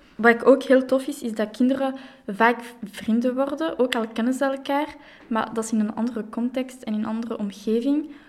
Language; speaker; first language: Dutch; non-native, local second language; French